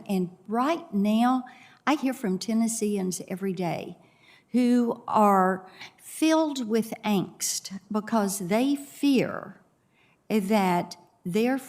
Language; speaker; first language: English; native; English